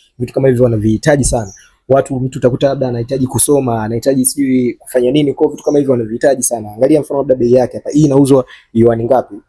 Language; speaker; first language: Swahili; native; Swahili